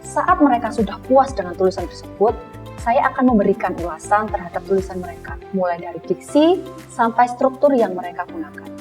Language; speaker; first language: Indonesian; native; Indonesian